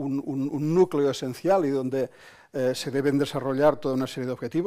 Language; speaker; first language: Spanish; native; Spanish